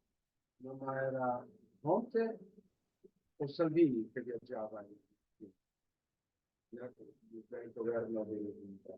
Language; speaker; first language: Italian; non-native, fluent; Polish